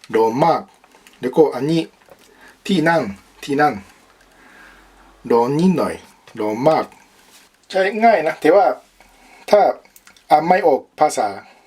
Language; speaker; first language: Thai; non-native, learner; Japanese